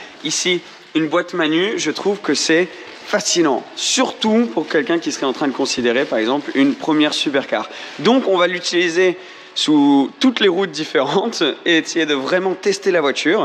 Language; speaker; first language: French; native; French